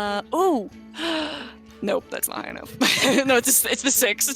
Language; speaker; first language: English; native; English